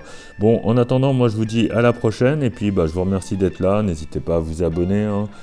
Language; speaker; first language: French; native; French